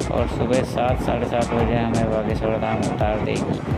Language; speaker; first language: Hindi; native; Hindi